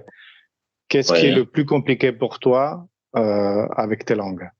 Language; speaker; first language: French; non-native, fluent; Spanish